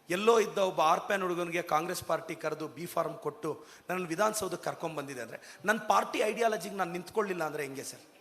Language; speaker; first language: Kannada; native; Kannada